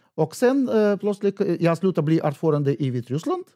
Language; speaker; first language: Swedish; non-native, fluent; Russian